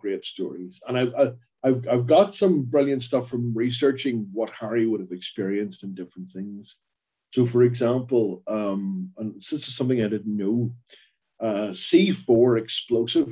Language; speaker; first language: English; native; English